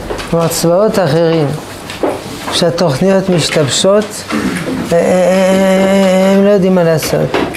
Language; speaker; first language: Hebrew; non-native, fluent; French